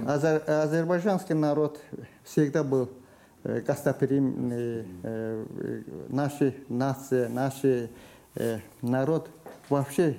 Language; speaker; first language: Russian; non-native, local second language; Azerbaijani